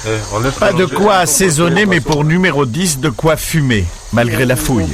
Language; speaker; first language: French; native; French